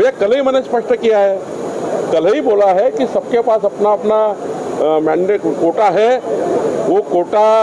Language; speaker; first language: Hindi; non-native, local second language; Marathi